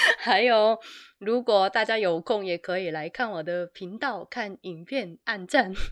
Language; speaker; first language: Chinese; non-native, fluent; Korean